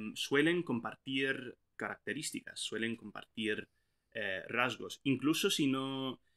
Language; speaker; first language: Spanish; non-native, fluent; English